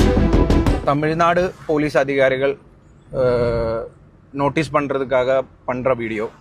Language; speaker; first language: Tamil; non-native, local second language; Malayalam